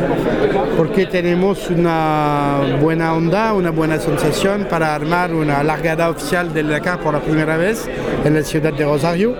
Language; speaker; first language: Spanish; non-native, fluent; French